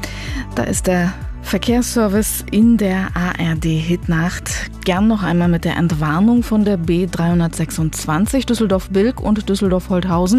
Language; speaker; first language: German; native; German